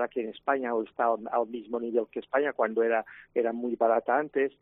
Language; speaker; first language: Spanish; non-native, local second language; Catalan